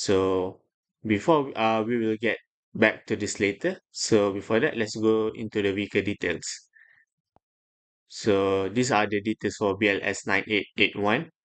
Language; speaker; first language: English; non-native, local second language; Malay